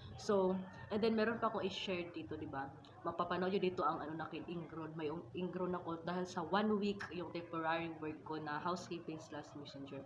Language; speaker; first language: Filipino; non-native, local second language; Cebuano